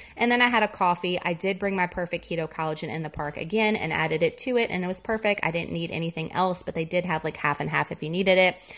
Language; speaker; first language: English; native; English